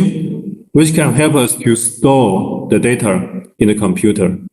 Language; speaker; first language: English; non-native, learner; Chinese